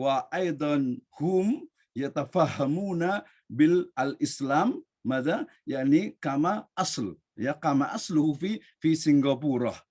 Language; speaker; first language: Arabic; non-native, learner; Indonesian